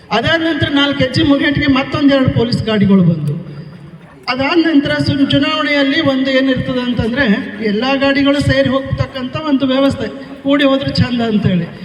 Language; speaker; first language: Kannada; native; Kannada